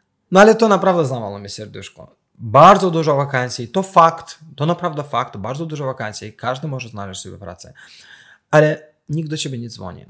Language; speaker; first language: Polish; non-native, fluent; Azerbaijani